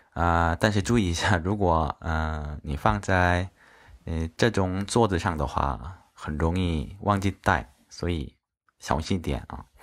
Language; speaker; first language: Chinese; non-native, fluent; Korean